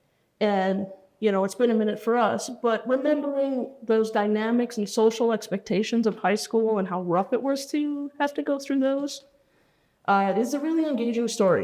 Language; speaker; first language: English; native; English